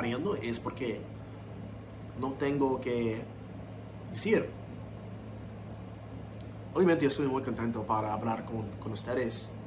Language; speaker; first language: Spanish; non-native, learner; English